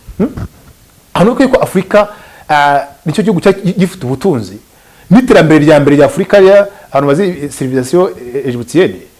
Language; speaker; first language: Kinyarwanda; native; Kinyarwanda